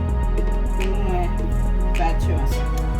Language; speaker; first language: French; non-native, local second language; Haitian Creole